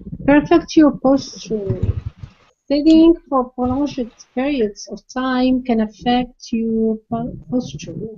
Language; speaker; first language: English; non-native, learner; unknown